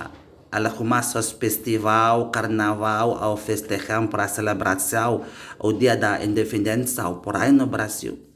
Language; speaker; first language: Portuguese; non-native, learner; Indonesian